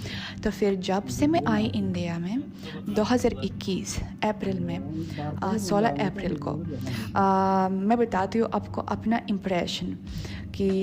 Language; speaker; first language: Hindi; non-native, fluent; Russian